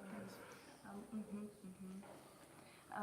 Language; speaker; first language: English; non-native, learner; Russian